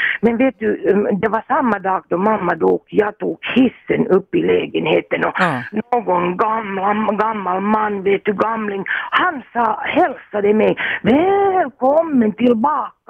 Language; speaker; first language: Swedish; non-native, fluent; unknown